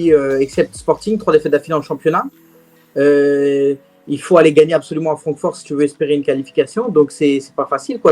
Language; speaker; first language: French; native; French